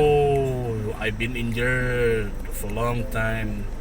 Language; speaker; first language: English; non-native, local second language; Malay